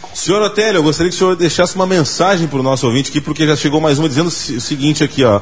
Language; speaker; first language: Portuguese; native; Portuguese